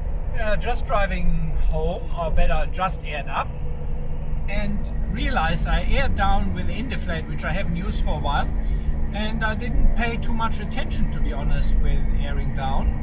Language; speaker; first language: English; native; English